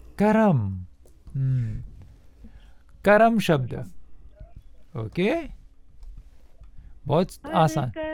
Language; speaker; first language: Hindi; non-native, local second language; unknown